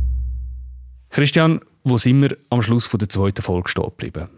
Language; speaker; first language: German; native; German